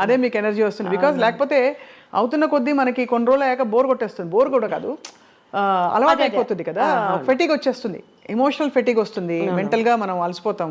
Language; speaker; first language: Telugu; native; Telugu